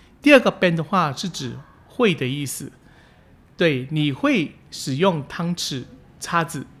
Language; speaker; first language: Chinese; early bilingual, heritage; Chinese